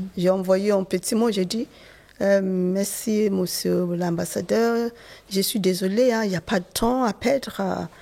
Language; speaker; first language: French; non-native, fluent; Yoruba